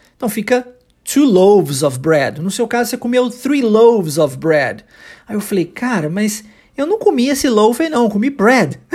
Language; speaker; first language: Portuguese; early bilingual, heritage; English